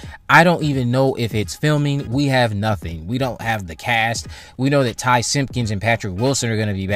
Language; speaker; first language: English; native; English